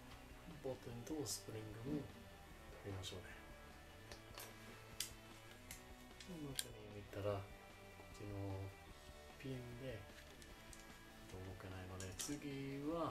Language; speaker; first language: Japanese; non-native, learner; English